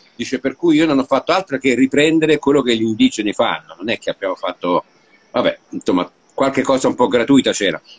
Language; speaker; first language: Italian; early bilingual, heritage; Italian